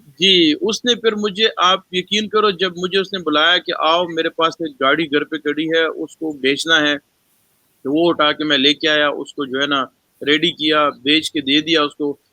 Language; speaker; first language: Urdu; non-native, local second language; Pashto